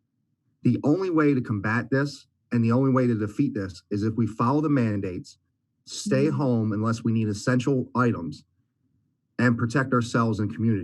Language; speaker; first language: English; native; English